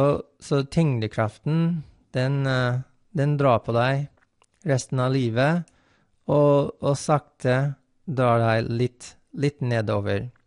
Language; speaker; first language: Norwegian; non-native, fluent; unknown